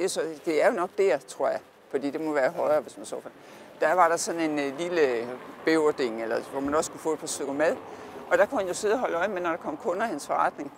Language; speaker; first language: Danish; native; Danish